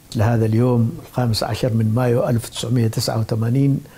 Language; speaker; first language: Arabic; non-native, fluent; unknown